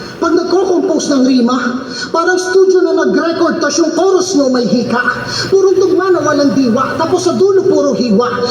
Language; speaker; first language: Filipino; non-native, local second language; Cebuano